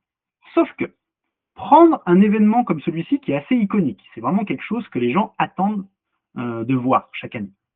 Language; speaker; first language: French; native; French